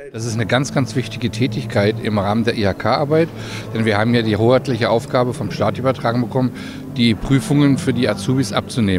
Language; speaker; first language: German; native; German